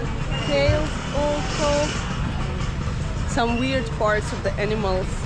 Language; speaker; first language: English; non-native, fluent; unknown